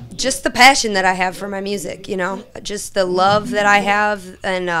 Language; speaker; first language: English; native; English